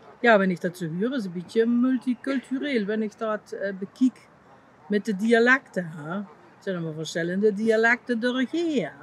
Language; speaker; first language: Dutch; native; Dutch